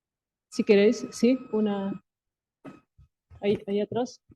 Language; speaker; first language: Spanish; non-native, fluent; Portuguese